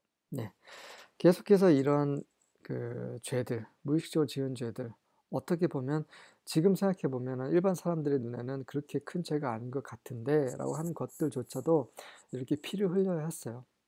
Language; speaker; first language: Korean; native; Korean